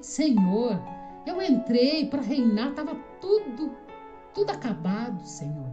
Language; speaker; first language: Portuguese; native; Portuguese